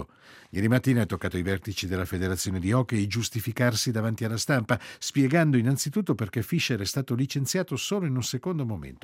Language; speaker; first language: Italian; native; Italian